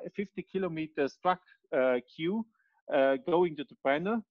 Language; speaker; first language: English; non-native, fluent; Italian